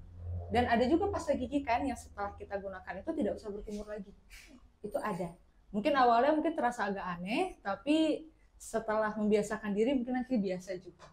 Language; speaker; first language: Indonesian; native; Indonesian